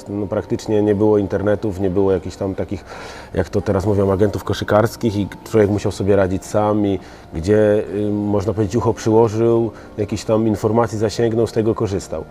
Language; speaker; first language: Polish; native; Polish